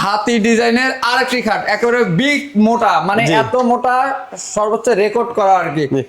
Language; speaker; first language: Bangla; native; Bangla